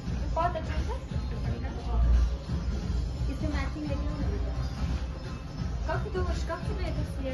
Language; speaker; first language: Russian; native; Russian